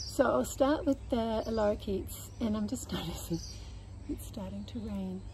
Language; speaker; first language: English; native; English